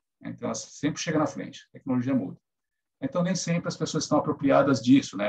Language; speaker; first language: Portuguese; native; Portuguese